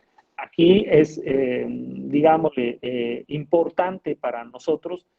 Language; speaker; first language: Spanish; native; Spanish